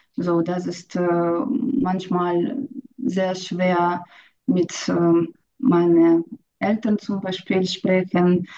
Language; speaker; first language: German; non-native, learner; Ukrainian